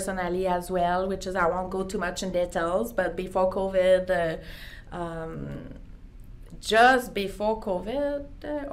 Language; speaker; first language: English; non-native, learner; French